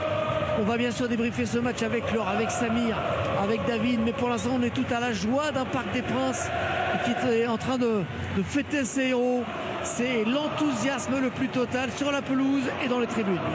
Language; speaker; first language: French; native; French